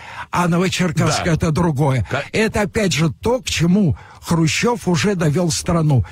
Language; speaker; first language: Russian; native; Russian